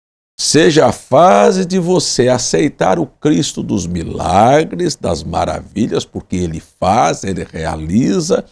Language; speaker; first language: Portuguese; native; Portuguese